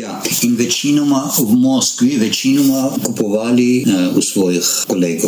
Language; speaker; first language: Slovenian; non-native, learner; Armenian